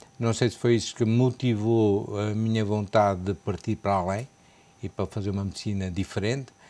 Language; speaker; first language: Portuguese; native; Portuguese